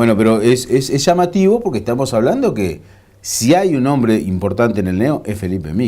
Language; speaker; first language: Spanish; native; Spanish